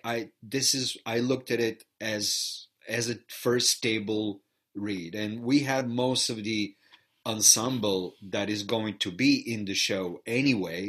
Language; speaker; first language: English; non-native, fluent; Bulgarian